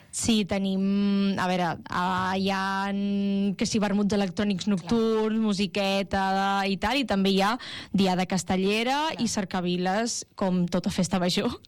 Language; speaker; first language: Catalan; native; Catalan